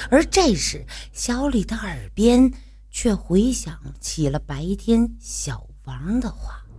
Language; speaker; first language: Chinese; native; Chinese